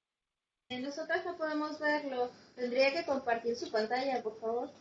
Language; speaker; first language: Spanish; native; Spanish